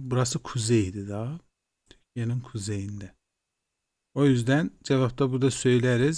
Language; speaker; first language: Turkish; non-native, fluent; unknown